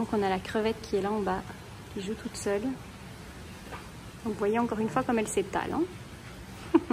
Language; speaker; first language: French; native; French